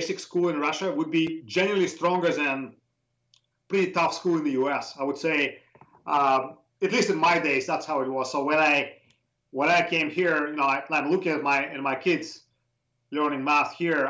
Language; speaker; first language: English; non-native, fluent; Russian